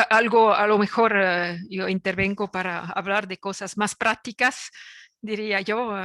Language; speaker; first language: Spanish; non-native, fluent; French